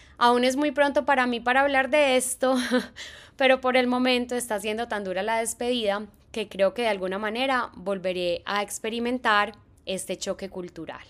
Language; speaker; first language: Spanish; native; Spanish